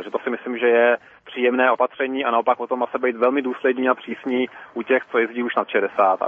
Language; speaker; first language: Czech; native; Czech